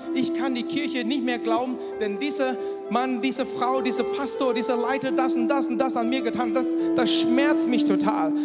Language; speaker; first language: German; non-native, fluent; Malay